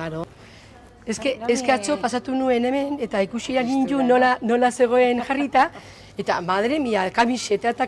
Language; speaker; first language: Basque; non-native, learner; Spanish